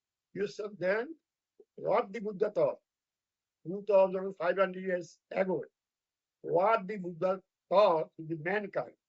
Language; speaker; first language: English; non-native, fluent; Bangla